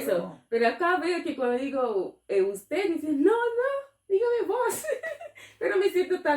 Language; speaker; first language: Spanish; non-native, fluent; English